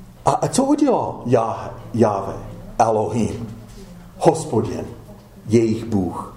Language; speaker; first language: Czech; non-native, fluent; English